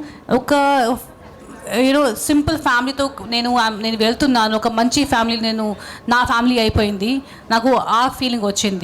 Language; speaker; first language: Telugu; non-native, learner; Hindi